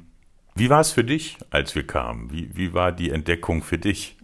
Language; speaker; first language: German; native; German